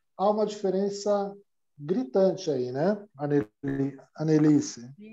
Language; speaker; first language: Portuguese; native; Portuguese